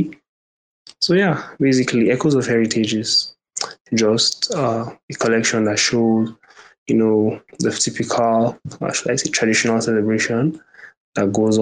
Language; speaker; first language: English; non-native, local second language; Hausa